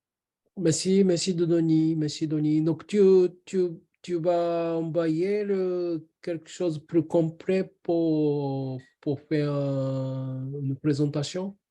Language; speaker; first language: French; non-native, learner; Japanese